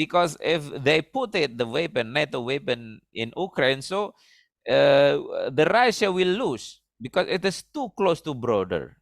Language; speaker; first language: English; non-native, learner; Indonesian